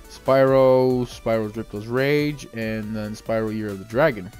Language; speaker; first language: English; native; English